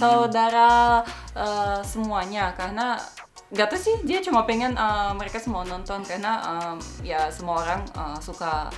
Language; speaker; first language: Indonesian; non-native, fluent; Russian